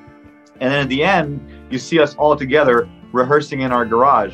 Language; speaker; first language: English; non-native, local second language; French